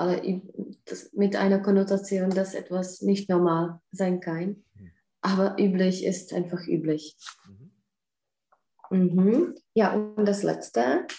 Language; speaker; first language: German; non-native, fluent; Czech